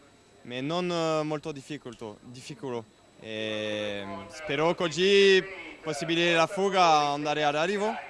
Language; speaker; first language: Italian; non-native, learner; French